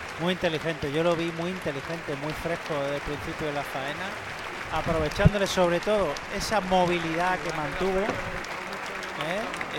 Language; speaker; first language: Spanish; native; Spanish